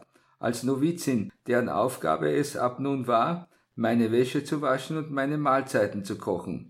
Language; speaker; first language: German; native; German